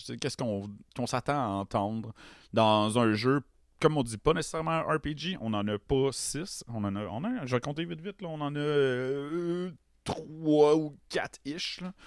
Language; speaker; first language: French; native; French